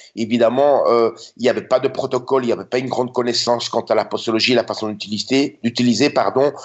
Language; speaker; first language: French; native; French